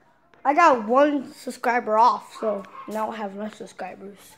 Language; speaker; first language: English; native; English